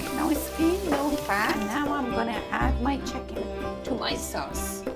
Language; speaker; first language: English; non-native, learner; Persian